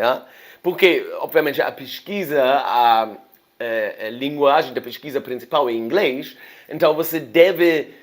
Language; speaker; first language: Portuguese; non-native, fluent; German